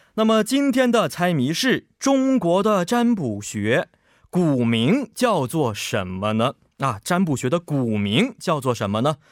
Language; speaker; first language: Chinese; native; Chinese